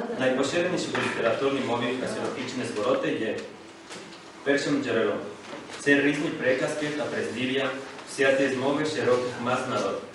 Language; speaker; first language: Ukrainian; non-native, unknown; Spanish